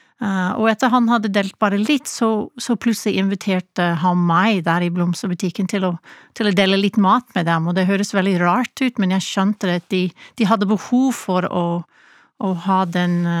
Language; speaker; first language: Norwegian; non-native, fluent; English